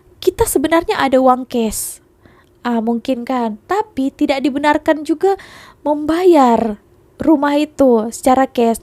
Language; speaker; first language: Indonesian; native; Indonesian